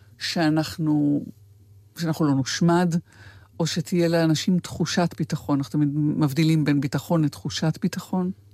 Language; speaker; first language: Hebrew; native; Hebrew